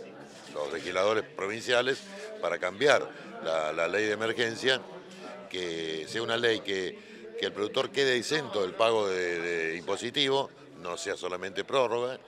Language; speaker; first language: Spanish; native; Spanish